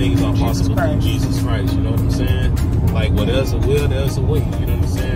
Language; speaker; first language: English; native; English